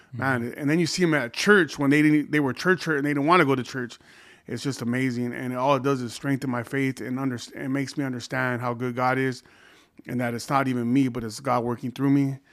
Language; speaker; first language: English; native; English